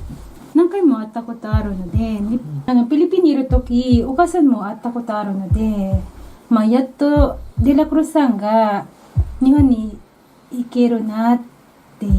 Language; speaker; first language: Japanese; non-native, fluent; Filipino